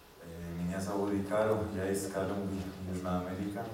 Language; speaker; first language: Russian; non-native, learner; Spanish